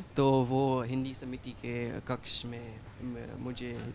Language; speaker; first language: Hindi; early bilingual, heritage; Hindi